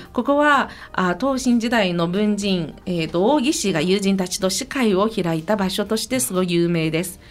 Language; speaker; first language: Japanese; non-native, fluent; Chinese